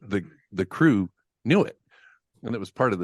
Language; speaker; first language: English; native; English